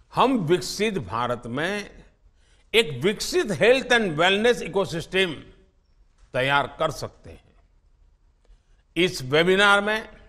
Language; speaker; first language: Hindi; non-native, local second language; Gujarati